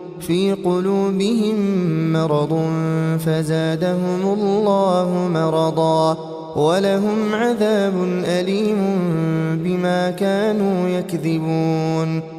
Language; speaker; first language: Arabic; native; Arabic